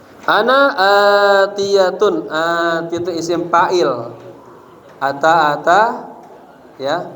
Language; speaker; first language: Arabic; non-native, fluent; Indonesian